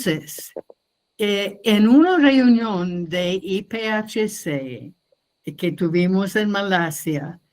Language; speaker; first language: Spanish; non-native, fluent; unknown